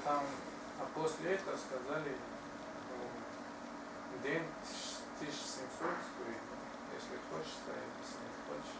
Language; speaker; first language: Russian; non-native, learner; Tajik